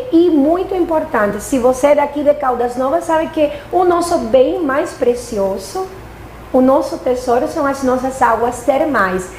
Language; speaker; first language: Portuguese; non-native, fluent; Spanish